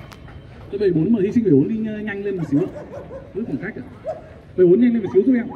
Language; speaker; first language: Vietnamese; native; Vietnamese